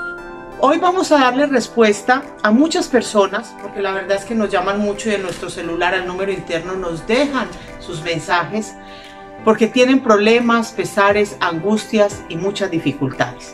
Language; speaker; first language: Spanish; native; Spanish